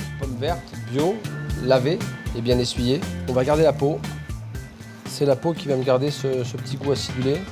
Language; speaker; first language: French; native; French